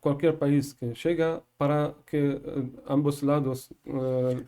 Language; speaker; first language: Spanish; non-native, fluent; Persian